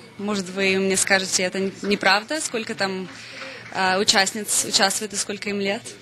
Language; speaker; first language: Russian; native; Russian